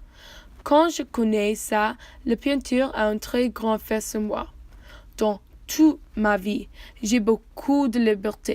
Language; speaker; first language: French; non-native, learner; English